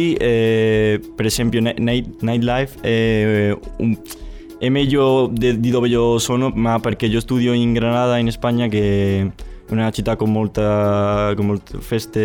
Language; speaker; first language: Italian; non-native, learner; Spanish